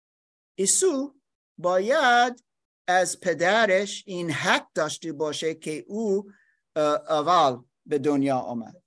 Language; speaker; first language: Persian; non-native, learner; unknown